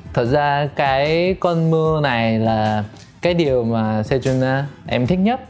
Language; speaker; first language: Vietnamese; non-native, fluent; Korean